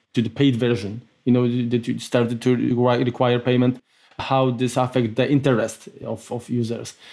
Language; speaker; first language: English; non-native, fluent; Polish